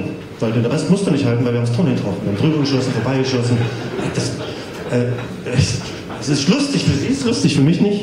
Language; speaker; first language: German; native; German